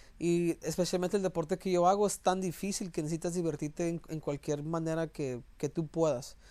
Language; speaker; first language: Spanish; early bilingual, heritage; Spanish